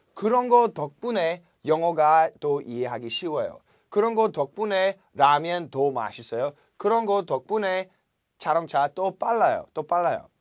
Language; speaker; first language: Korean; non-native, fluent; English